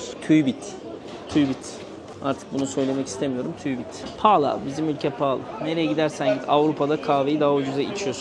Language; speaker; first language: Turkish; native; Turkish